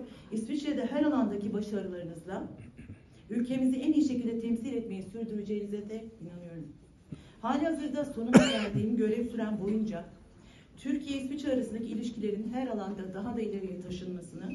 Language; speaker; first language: Turkish; native; Turkish